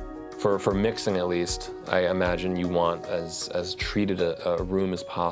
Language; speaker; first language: English; native; English